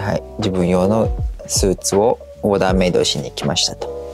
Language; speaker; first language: Japanese; native; Japanese